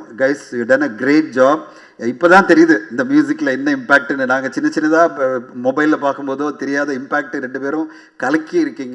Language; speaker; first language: Tamil; native; Tamil